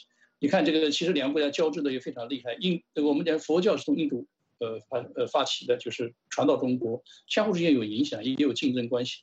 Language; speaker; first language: Chinese; native; Chinese